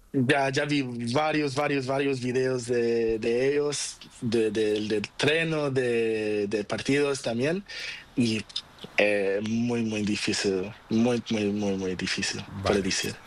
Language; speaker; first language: Spanish; non-native, learner; Portuguese